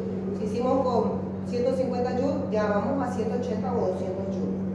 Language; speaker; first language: Spanish; native; Spanish